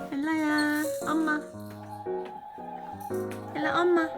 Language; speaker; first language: Korean; native; Korean